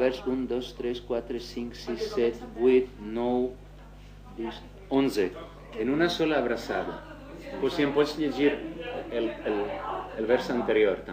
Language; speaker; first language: Catalan; non-native, fluent; Croatian